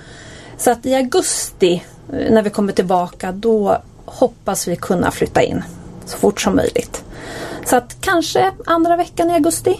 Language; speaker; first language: Swedish; native; Swedish